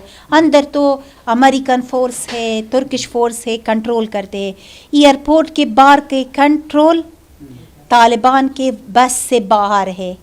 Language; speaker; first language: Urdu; non-native, fluent; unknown